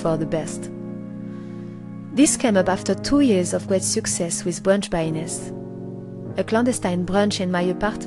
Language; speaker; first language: English; non-native, fluent; French